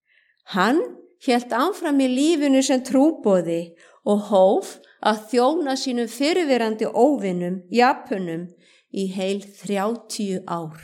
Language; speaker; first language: Icelandic; native; Icelandic